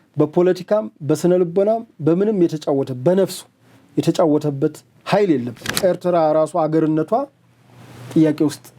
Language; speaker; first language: Amharic; native; Amharic